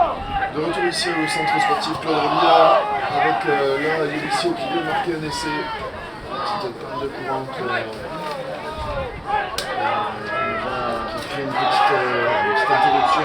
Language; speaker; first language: French; native; French